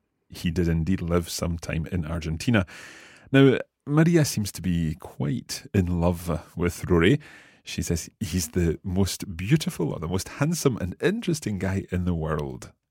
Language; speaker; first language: English; native; English